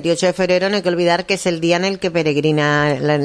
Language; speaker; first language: Spanish; native; Spanish